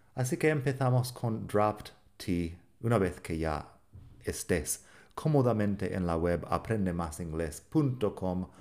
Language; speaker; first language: Spanish; non-native, fluent; English